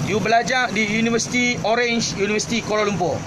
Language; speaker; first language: Malay; native; Malay